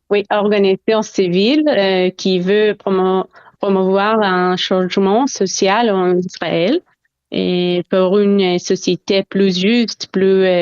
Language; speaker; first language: French; non-native, learner; Hebrew